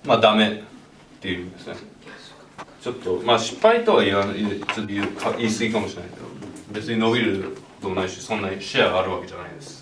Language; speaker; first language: Japanese; early bilingual, other home language; English